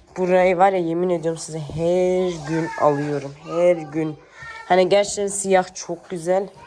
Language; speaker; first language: Turkish; early bilingual, heritage; Turkish